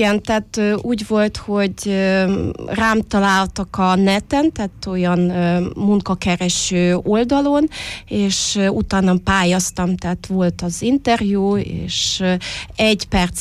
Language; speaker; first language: Hungarian; non-native, fluent; Russian